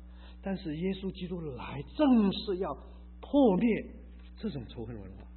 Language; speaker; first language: Chinese; native; Chinese